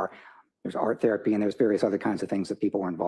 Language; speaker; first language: English; native; English